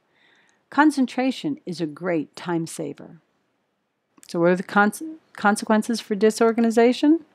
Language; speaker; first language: English; native; English